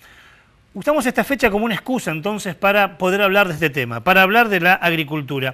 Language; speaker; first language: Spanish; native; Spanish